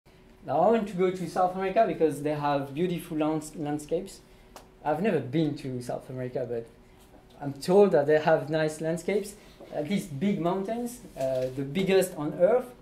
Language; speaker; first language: English; non-native, fluent; French